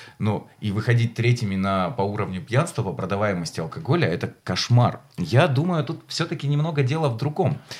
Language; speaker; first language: Russian; native; Russian